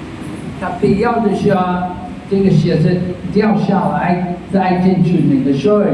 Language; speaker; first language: Chinese; non-native, fluent; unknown